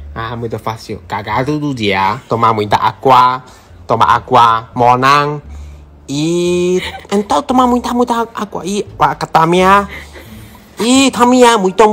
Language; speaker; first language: Portuguese; non-native, learner; Chinese